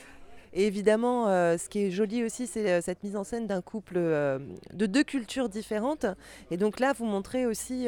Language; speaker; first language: French; native; French